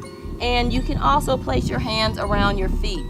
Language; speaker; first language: English; native; English